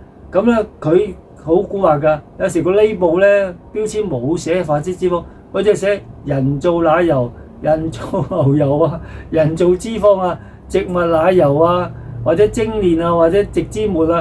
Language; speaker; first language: Cantonese; native; Cantonese